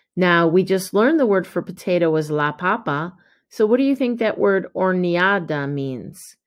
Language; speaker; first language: English; native; English